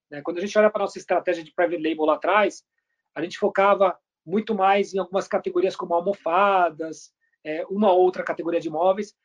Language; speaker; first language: Portuguese; early bilingual, other home language; Spanish